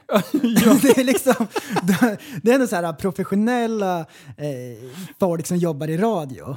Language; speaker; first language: Swedish; native; Swedish